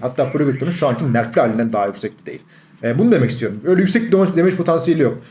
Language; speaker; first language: Turkish; native; Turkish